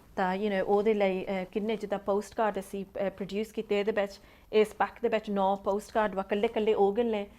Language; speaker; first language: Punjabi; early bilingual, heritage; Punjabi